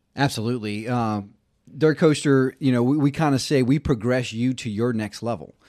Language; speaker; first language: English; native; English